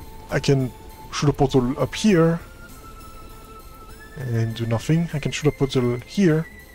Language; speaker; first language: English; non-native, fluent; French